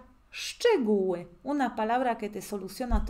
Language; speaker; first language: Spanish; non-native, fluent; Polish